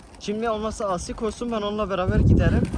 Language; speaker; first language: Turkish; early bilingual, heritage; Turkish